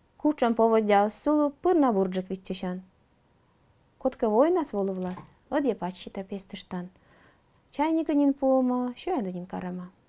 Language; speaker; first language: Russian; non-native, local second language; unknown